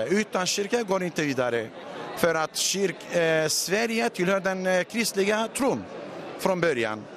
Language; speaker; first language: Swedish; non-native, fluent; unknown